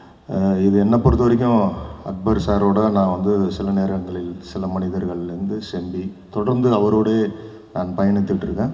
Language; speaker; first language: Tamil; native; Tamil